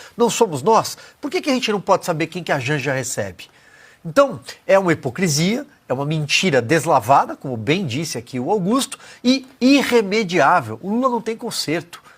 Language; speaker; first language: Portuguese; native; Portuguese